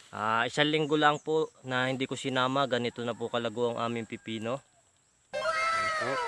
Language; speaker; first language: Filipino; native; Filipino